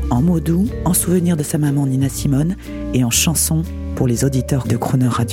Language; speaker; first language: French; native; French